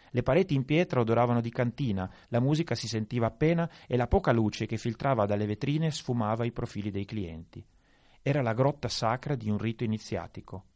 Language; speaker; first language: Italian; native; Italian